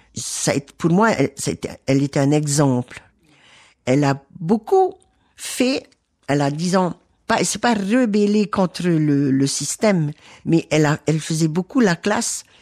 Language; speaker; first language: French; native; French